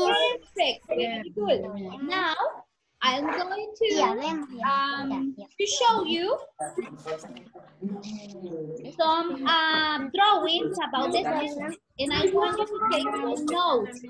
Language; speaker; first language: English; non-native, fluent; Spanish